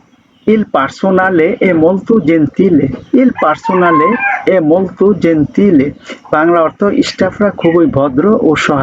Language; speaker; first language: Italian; non-native, learner; Bangla